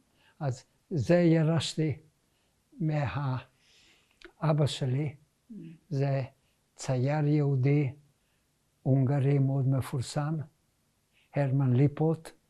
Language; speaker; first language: Hebrew; early bilingual, other home language; Hungarian